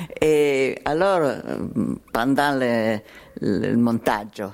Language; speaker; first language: French; non-native, learner; Italian